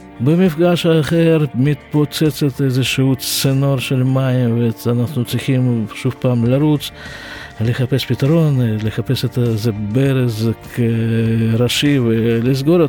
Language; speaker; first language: Hebrew; non-native, fluent; Russian